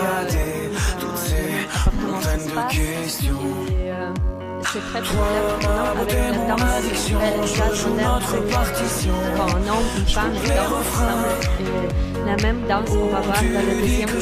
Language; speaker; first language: French; non-native, learner; Russian